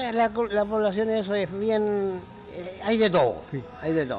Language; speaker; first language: Spanish; native; Spanish